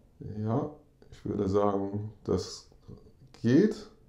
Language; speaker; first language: German; non-native, fluent; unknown